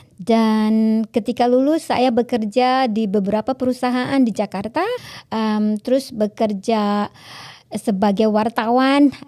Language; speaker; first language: Indonesian; native; Indonesian